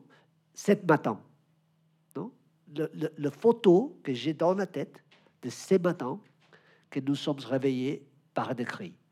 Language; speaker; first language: French; non-native, learner; Spanish